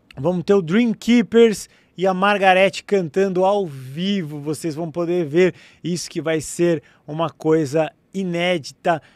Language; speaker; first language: Portuguese; native; Portuguese